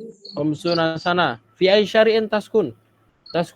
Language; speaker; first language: Arabic; non-native, fluent; Indonesian